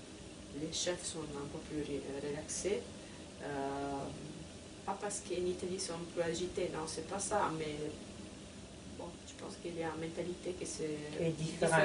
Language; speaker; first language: French; non-native, fluent; Italian